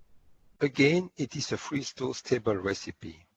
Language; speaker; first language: English; non-native, fluent; French